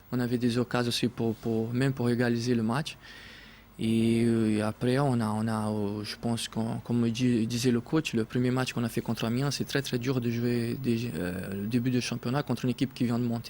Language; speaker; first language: French; non-native, fluent; Portuguese